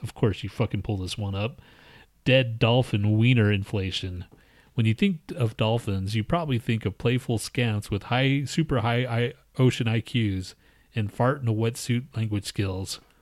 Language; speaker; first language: English; native; English